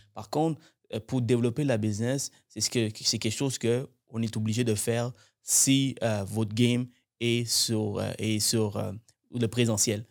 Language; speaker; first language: French; native; French